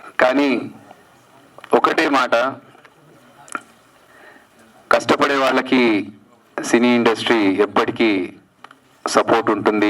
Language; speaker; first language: Telugu; native; Telugu